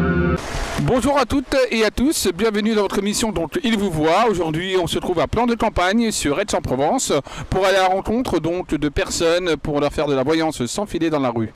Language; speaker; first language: French; native; French